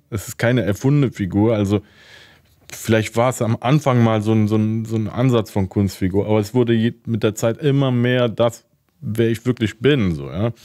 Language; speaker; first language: German; early bilingual, other home language; Turkish